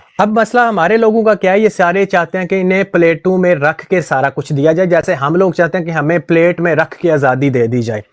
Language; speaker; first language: Urdu; non-native, local second language; Punjabi